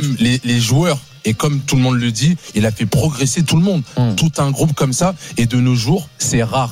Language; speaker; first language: French; native; French